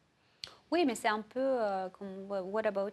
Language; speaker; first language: French; non-native, fluent; Russian